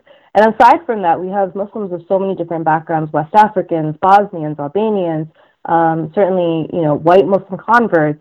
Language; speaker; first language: English; native; English